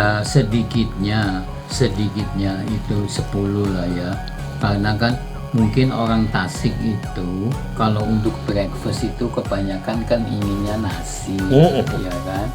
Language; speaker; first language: Indonesian; non-native, local second language; Dutch